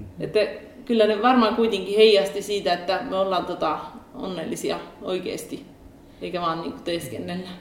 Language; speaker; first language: Finnish; early bilingual, heritage; Finnish